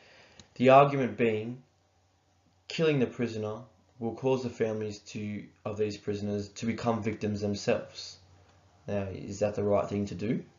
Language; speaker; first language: English; native; English